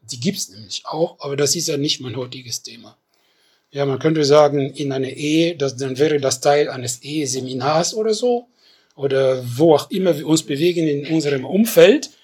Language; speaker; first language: German; non-native, fluent; French